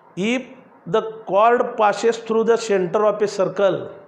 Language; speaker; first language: English; non-native, local second language; Marathi